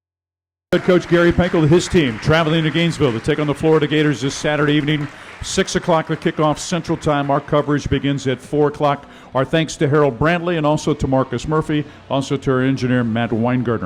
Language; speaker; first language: English; native; English